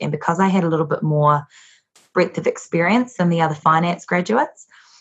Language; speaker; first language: English; native; English